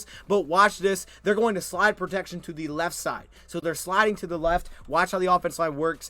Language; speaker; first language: English; native; English